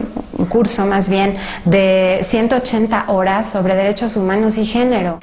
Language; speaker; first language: Spanish; native; Spanish